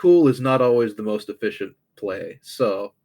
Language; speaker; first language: English; native; English